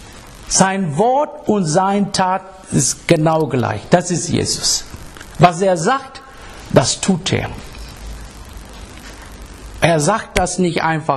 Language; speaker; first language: German; non-native, learner; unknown